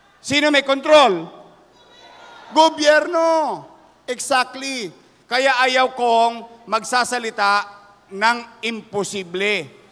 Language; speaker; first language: Filipino; native; Filipino